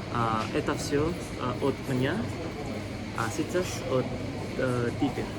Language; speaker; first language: Russian; non-native, learner; Indonesian